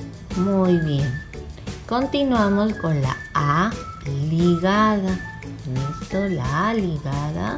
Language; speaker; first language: Spanish; native; Spanish